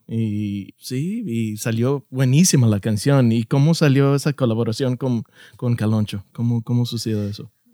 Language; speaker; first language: Spanish; early bilingual, heritage; Spanish